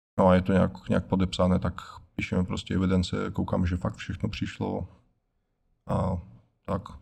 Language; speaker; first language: Czech; non-native, fluent; Russian